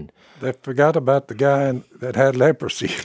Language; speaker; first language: English; native; English